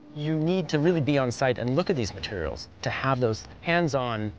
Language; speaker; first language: English; native; English